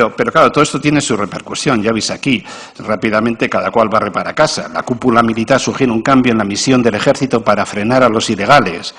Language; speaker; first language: Spanish; native; Spanish